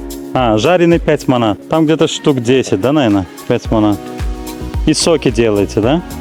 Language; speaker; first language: Russian; native; Russian